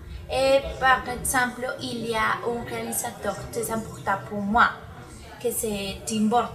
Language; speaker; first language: French; non-native, learner; Spanish